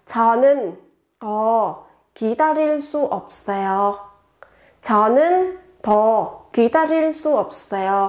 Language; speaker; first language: Korean; non-native, fluent; Vietnamese